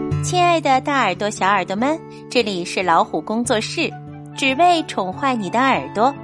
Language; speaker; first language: Chinese; native; Chinese